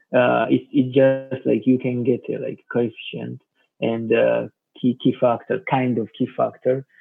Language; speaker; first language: English; non-native, fluent; Georgian